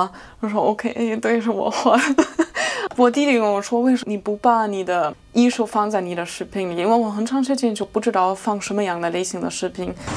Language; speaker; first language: Chinese; non-native, fluent; German